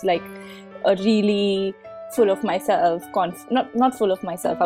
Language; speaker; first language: English; non-native, local second language; Hindi